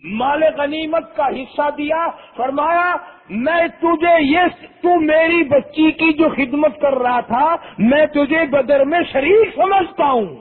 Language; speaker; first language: Urdu; native; Urdu